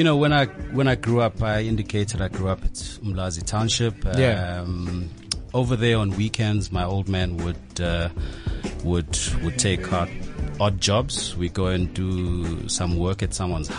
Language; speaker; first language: English; non-native, local second language; Zulu